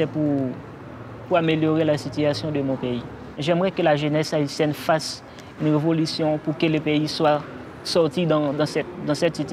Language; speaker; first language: French; non-native, local second language; Haitian Creole